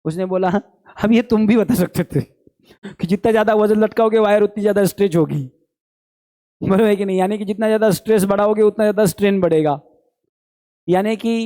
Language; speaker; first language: Hindi; non-native, local second language; Marathi